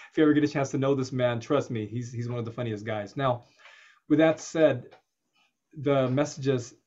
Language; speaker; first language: English; native; English